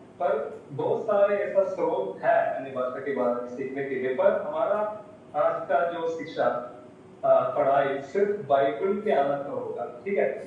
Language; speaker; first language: Hindi; non-native, local second language; Malayalam